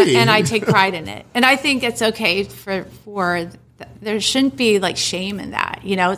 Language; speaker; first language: English; native; English